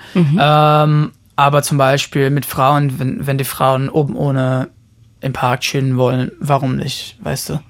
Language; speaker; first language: German; non-native, fluent; Portuguese